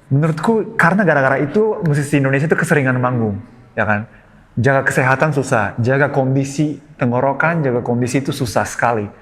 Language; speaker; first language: Indonesian; non-native, fluent; Japanese